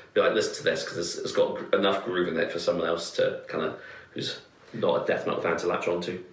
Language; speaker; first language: English; native; English